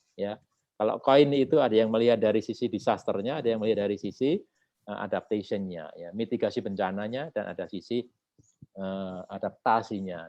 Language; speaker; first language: Indonesian; native; Indonesian